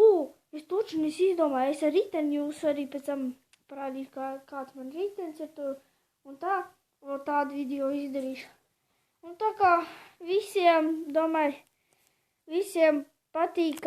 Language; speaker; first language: Latvian; non-native, local second language; Russian